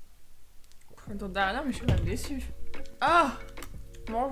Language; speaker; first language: French; native; French